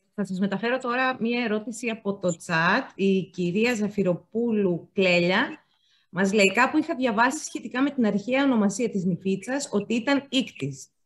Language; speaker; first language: Greek; native; Greek